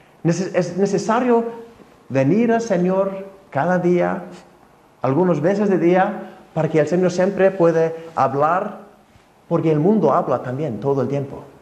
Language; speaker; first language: Spanish; non-native, fluent; Icelandic